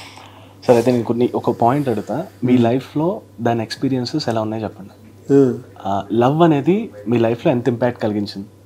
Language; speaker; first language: Telugu; native; Telugu